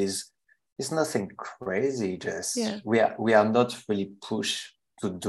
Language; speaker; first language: English; non-native, learner; French